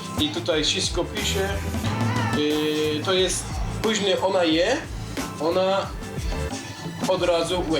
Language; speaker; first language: Polish; non-native, learner; Turkish